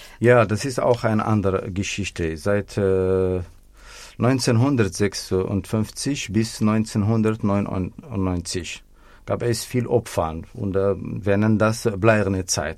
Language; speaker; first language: German; non-native, fluent; Arabic